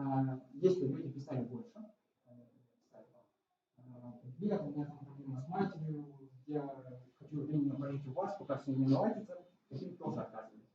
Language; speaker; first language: Russian; native; Russian